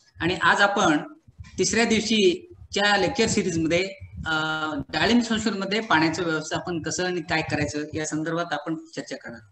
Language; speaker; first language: Hindi; non-native, local second language; Marathi